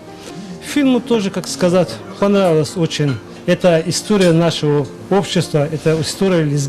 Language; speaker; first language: Russian; non-native, local second language; Lezghian